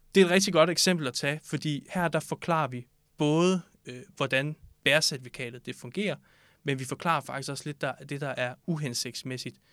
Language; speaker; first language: Danish; native; Danish